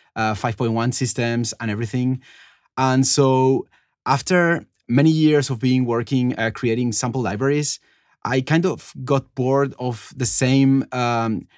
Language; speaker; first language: English; non-native, fluent; Spanish